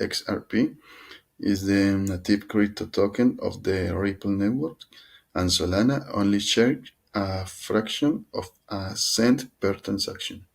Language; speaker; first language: English; non-native, learner; Spanish